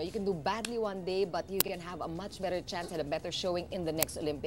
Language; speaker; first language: English; non-native, local second language; Filipino